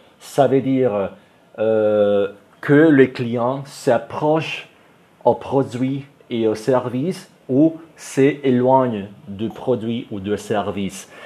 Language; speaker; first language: French; non-native, fluent; Spanish